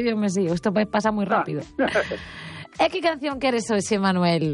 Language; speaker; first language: Spanish; native; Spanish